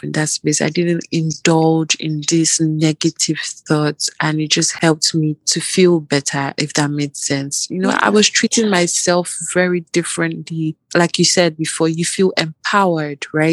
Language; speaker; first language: English; non-native, local second language; Igbo